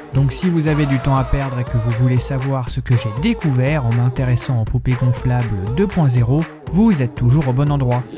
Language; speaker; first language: French; native; French